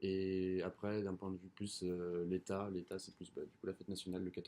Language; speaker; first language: French; native; French